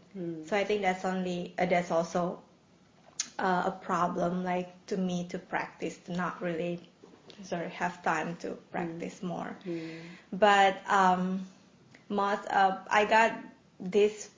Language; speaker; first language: English; non-native, fluent; Indonesian